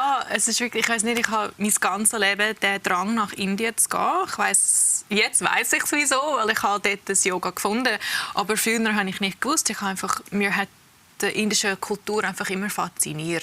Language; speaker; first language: German; early bilingual, heritage; English